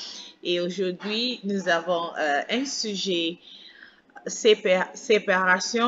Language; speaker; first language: French; non-native, fluent; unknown